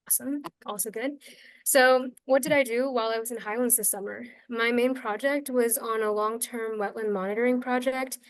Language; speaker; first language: English; native; English